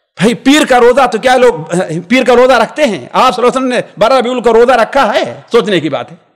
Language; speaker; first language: Urdu; native; Urdu